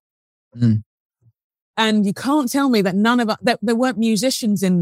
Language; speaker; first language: English; native; English